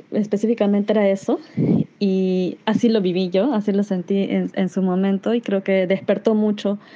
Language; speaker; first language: Spanish; native; Spanish